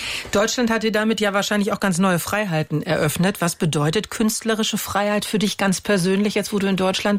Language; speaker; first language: German; native; German